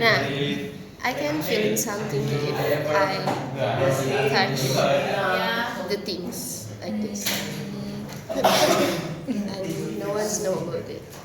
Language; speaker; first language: English; non-native, learner; Indonesian